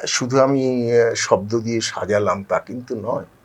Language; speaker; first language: Bangla; native; Bangla